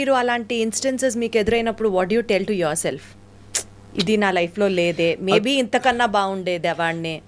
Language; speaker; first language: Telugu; native; Telugu